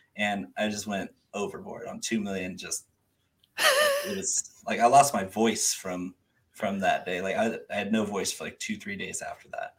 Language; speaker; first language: English; early bilingual, other home language; Spanish